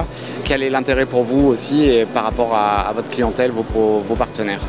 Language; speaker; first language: French; native; French